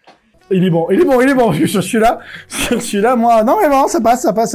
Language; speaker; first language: French; native; French